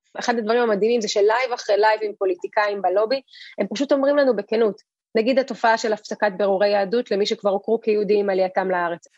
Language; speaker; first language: Hebrew; early bilingual, other home language; Russian